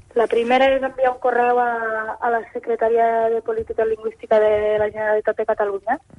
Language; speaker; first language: Catalan; native; Catalan